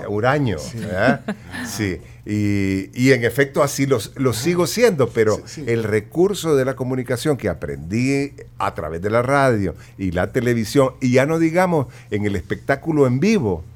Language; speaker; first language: Spanish; native; Spanish